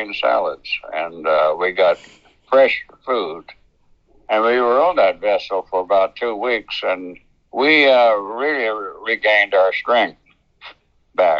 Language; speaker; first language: English; native; English